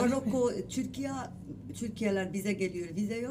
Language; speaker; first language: Turkish; non-native, learner; Arabic